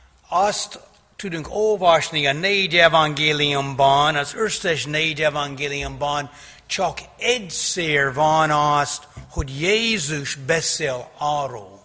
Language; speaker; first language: Hungarian; non-native, fluent; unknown